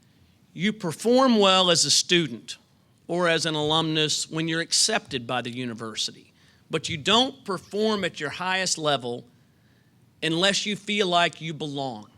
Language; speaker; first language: English; native; English